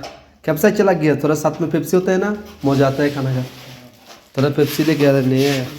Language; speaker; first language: Hindi; non-native, learner; Bangla